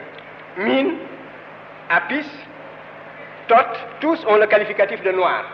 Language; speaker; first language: French; non-native, local second language; Wolof